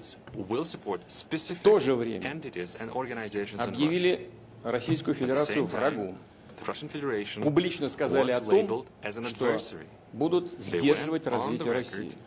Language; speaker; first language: Russian; native; Russian